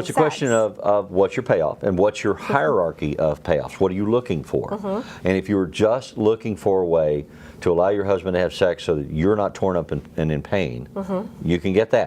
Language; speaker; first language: English; native; English